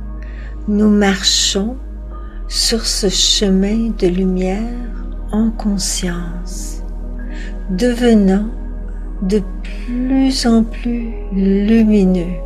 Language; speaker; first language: French; native; French